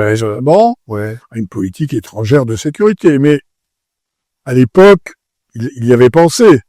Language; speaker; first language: French; native; French